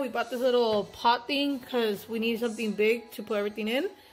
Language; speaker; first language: English; early bilingual, other home language; Spanish